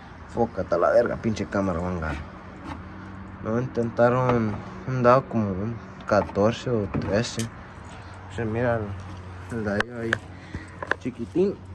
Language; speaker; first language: Spanish; early bilingual, heritage; Spanish